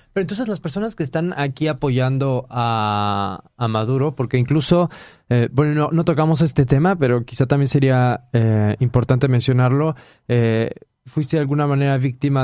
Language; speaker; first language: Spanish; native; Spanish